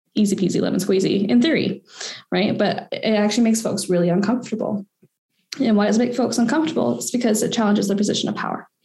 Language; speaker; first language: English; native; English